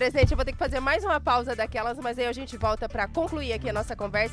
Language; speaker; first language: Portuguese; native; Portuguese